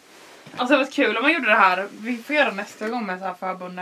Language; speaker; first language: Swedish; native; Swedish